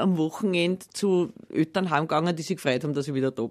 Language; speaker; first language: German; native; German